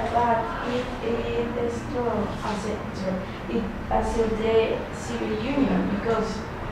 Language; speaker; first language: English; non-native, learner; Spanish